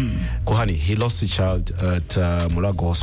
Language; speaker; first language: English; non-native, local second language; Ganda